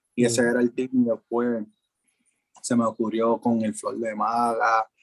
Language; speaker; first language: Spanish; early bilingual, heritage; Spanish